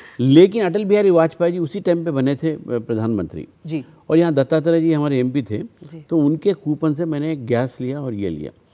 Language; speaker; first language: Hindi; non-native, local second language; Telugu